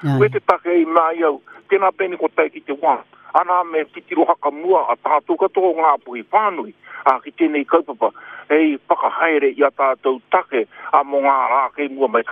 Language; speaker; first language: Māori; native; Māori